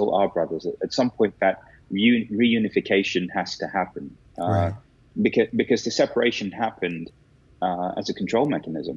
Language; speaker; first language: English; native; English